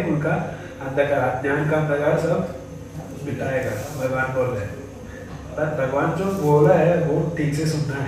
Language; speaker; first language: Hindi; non-native, fluent; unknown